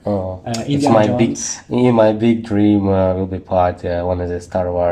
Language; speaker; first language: English; non-native, learner; Russian